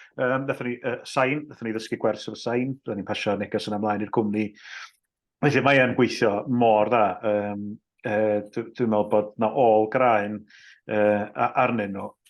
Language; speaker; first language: Welsh; native; Welsh